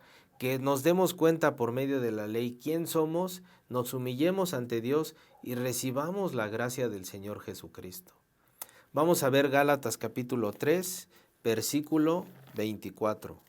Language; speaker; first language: Spanish; native; Spanish